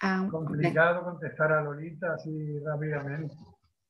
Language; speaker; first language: Spanish; native; Spanish